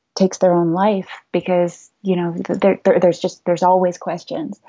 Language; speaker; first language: English; native; English